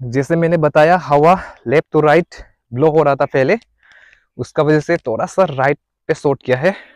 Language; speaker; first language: Hindi; non-native, local second language; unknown